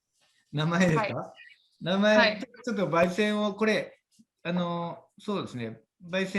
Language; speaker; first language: Japanese; native; Japanese